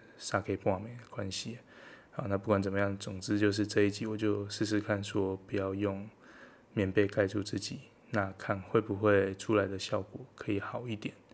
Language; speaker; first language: Chinese; native; Chinese